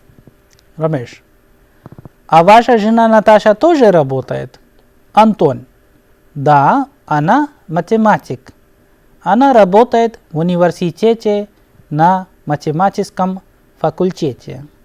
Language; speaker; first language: Russian; non-native, fluent; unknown